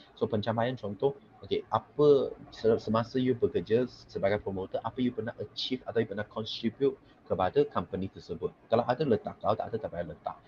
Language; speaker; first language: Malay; non-native, local second language; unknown